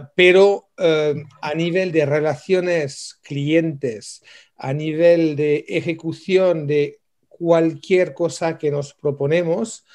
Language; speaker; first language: Spanish; non-native, fluent; French